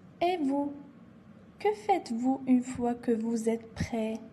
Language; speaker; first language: French; non-native, local second language; Arabic